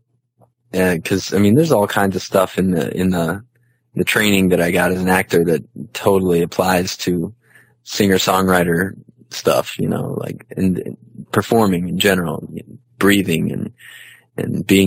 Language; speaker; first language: English; native; English